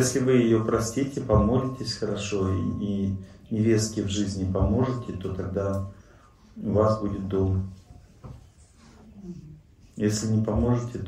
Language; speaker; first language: Russian; native; Russian